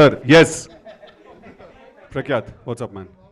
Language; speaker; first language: Telugu; native; Telugu